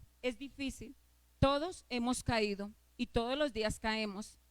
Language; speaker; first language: Spanish; native; Spanish